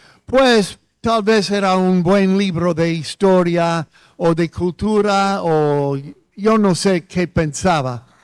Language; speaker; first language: Spanish; non-native, fluent; English